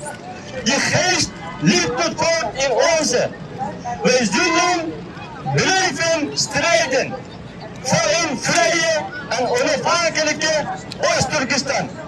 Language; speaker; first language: Dutch; non-native, fluent; Uyghur